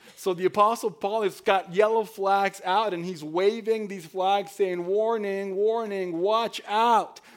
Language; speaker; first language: English; non-native, fluent; Spanish